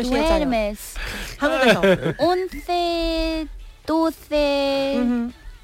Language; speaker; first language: Spanish; non-native, learner; Korean